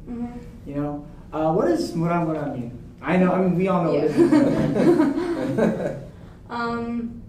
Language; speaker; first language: English; native; English